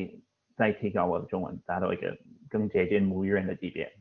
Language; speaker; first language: Chinese; non-native, fluent; English